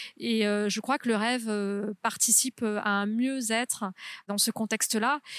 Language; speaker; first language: French; native; French